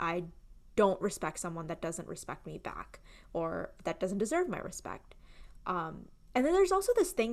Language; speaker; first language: English; early bilingual, other home language; Gujarati